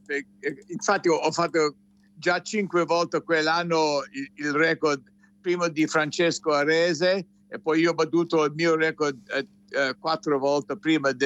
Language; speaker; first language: Italian; non-native, fluent; English